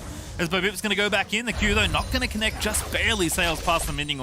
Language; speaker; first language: English; native; English